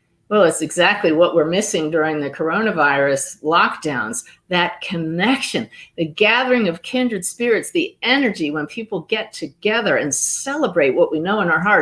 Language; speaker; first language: English; native; English